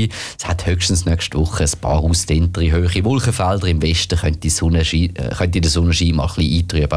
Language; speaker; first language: German; native; German